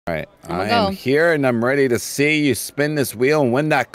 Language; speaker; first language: English; native; English